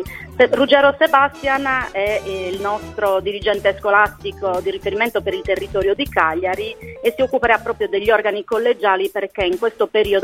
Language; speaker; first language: Italian; native; Italian